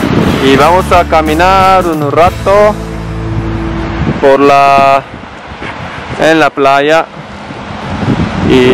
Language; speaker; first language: Spanish; non-native, learner; Korean